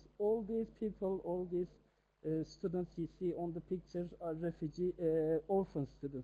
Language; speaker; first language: English; non-native, fluent; Turkish